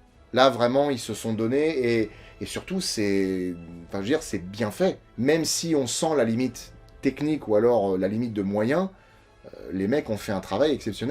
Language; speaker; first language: French; native; French